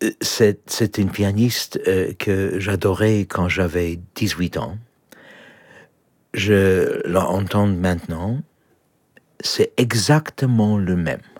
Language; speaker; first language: French; non-native, fluent; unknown